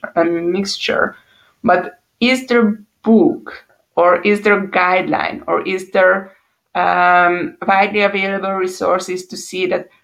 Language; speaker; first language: English; non-native, fluent; Hungarian